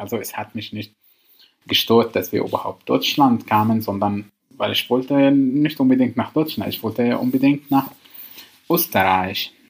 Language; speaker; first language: German; non-native, learner; Arabic